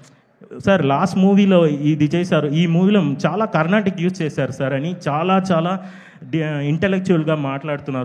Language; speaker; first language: Telugu; non-native, fluent; Tamil